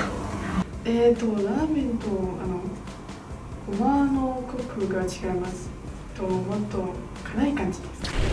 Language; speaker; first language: Japanese; non-native, learner; Chinese